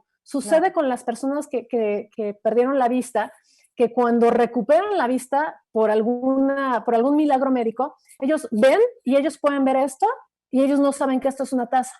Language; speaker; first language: Spanish; native; Spanish